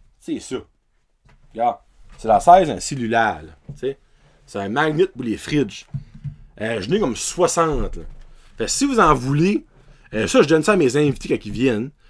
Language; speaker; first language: French; native; French